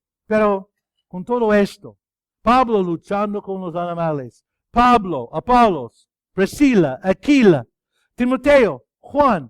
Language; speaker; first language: Spanish; non-native, fluent; English